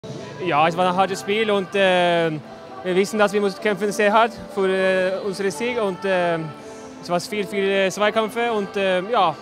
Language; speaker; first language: German; non-native, learner; Norwegian